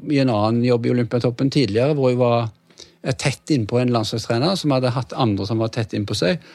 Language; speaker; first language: Norwegian; native; Norwegian